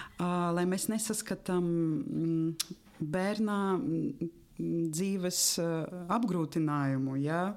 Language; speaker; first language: Latvian; non-native, local second language; Russian